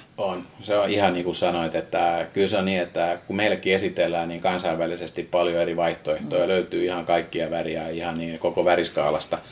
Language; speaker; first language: Finnish; non-native, fluent; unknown